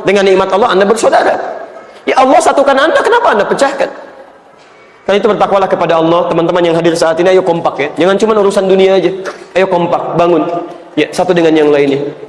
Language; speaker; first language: Indonesian; native; Indonesian